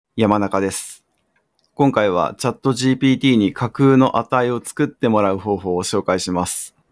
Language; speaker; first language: Japanese; native; Japanese